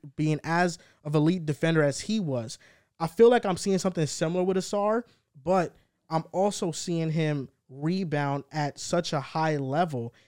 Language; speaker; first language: English; early bilingual, heritage; Spanish